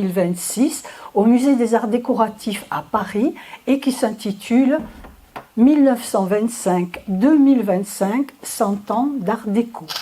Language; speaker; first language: French; native; French